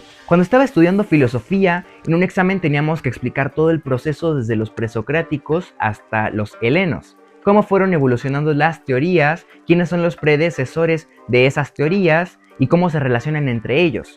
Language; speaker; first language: Spanish; native; Spanish